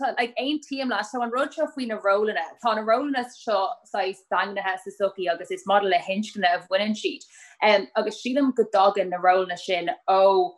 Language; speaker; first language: Irish; native; Irish